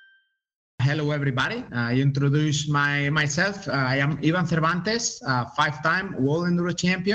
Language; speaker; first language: English; non-native, learner; Spanish